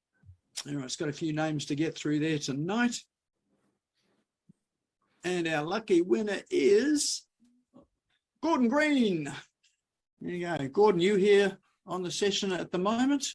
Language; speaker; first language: English; native; English